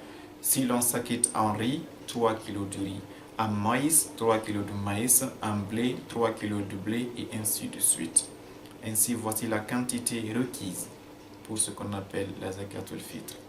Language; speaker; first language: French; non-native, local second language; Fula